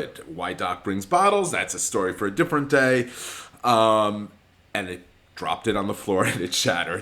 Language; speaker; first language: English; native; English